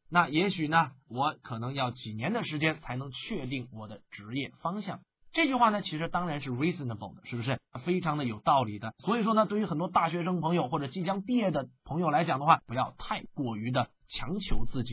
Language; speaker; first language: Chinese; native; Chinese